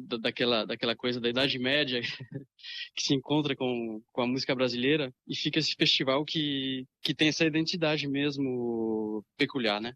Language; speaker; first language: Portuguese; early bilingual, other home language; French